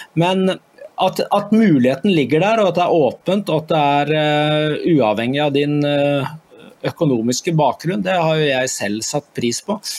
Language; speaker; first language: Norwegian; native; Norwegian